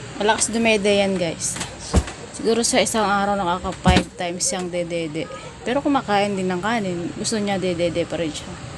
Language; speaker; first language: Filipino; native; Filipino